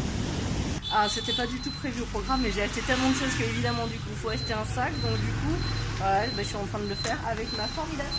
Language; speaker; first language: French; native; French